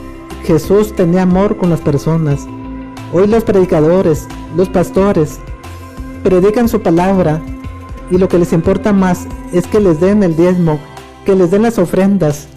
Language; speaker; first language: Spanish; native; Spanish